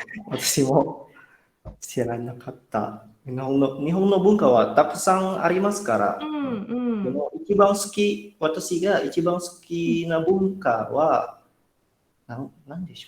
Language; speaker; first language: Japanese; non-native, fluent; Indonesian